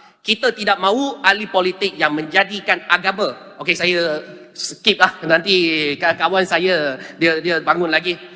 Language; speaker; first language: Malay; native; Malay